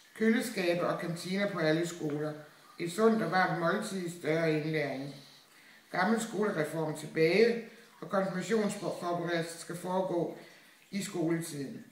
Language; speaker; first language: Danish; native; Danish